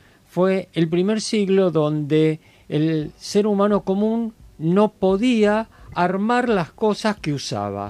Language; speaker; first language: Spanish; native; Spanish